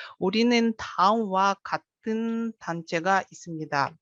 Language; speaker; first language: Korean; non-native, fluent; Russian